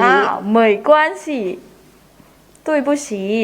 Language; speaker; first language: Chinese; non-native, fluent; Thai